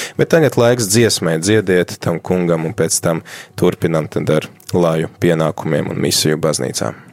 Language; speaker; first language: Latvian; native; Latvian